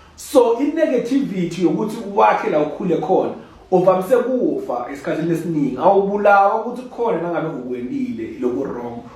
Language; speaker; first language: Zulu; non-native, local second language; Swati